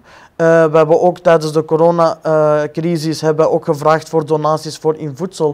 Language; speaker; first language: Dutch; non-native, fluent; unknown